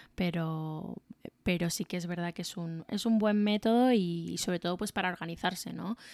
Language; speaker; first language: Spanish; native; Spanish